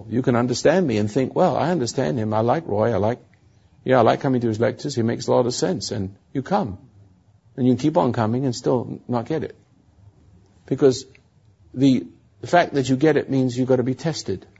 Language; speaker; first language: English; native; English